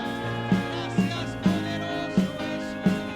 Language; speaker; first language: Spanish; native; Spanish